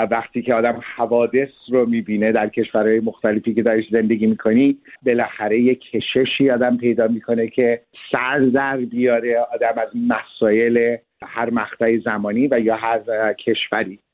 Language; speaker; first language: Persian; early bilingual, other home language; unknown